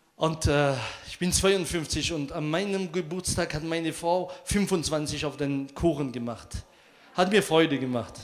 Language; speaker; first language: German; non-native, fluent; French